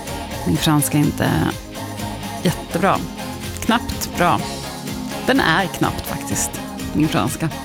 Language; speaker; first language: Swedish; native; Swedish